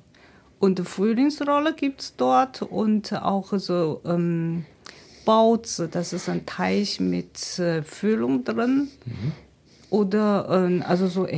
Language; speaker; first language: German; non-native, fluent; Chinese